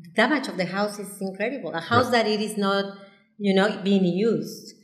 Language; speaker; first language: English; non-native, fluent; Spanish